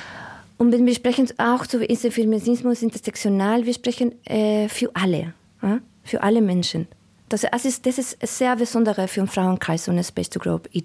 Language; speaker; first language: German; non-native, learner; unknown